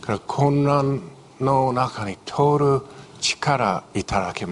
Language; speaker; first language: Japanese; non-native, fluent; English